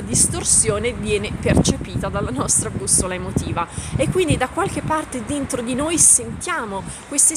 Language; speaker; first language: Italian; native; Italian